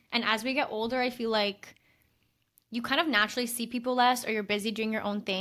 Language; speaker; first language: English; native; English